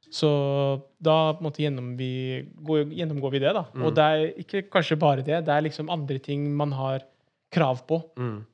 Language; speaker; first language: Norwegian; early bilingual, other home language; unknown